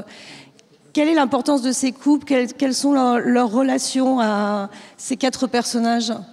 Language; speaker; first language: French; native; French